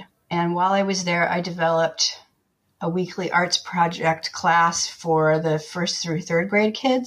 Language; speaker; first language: English; native; English